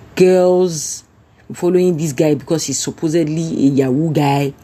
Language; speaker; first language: English; non-native, local second language; Yoruba